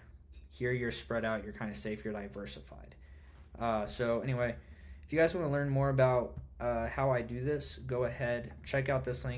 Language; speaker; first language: English; native; English